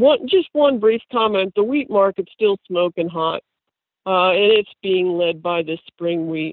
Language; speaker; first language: English; native; English